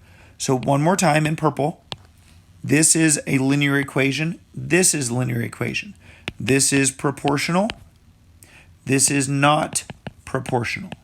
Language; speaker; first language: English; native; English